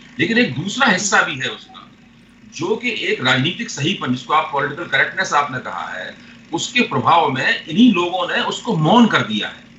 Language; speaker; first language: Hindi; native; Hindi